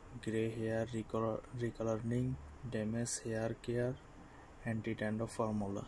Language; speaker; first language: Arabic; non-native, learner; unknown